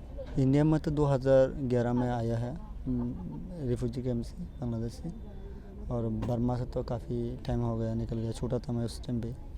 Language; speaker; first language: Hindi; non-native, fluent; Rohingya